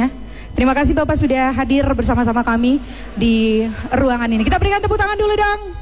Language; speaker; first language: Indonesian; native; Indonesian